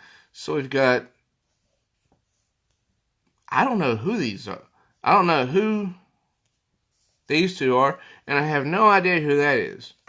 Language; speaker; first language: English; native; English